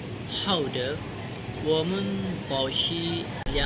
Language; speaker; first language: Chinese; non-native, learner; Malay